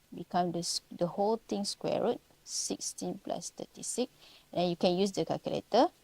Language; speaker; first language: English; non-native, local second language; Malay